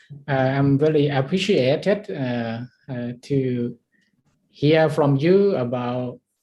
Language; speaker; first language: English; non-native, learner; Thai